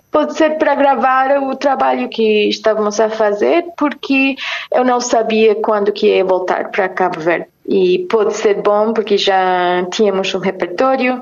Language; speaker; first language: Portuguese; non-native, fluent; English